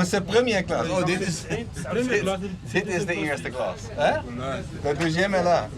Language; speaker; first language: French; non-native, learner; Dutch